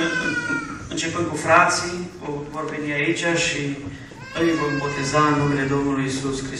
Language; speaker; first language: Romanian; native; Romanian